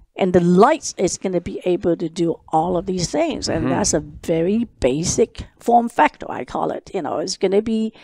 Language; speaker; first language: English; non-native, local second language; Cantonese